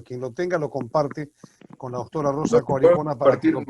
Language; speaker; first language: Spanish; native; Spanish